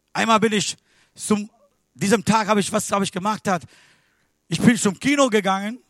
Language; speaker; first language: German; non-native, learner; Sinhala